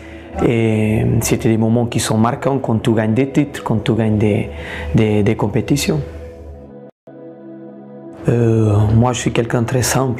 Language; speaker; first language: French; non-native, fluent; Portuguese